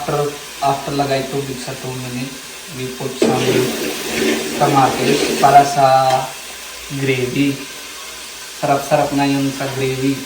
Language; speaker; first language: Filipino; non-native, learner; Hindi